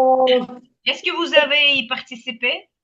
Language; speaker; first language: French; non-native, fluent; Ukrainian